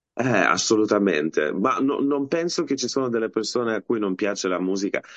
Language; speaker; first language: Italian; non-native, fluent; Albanian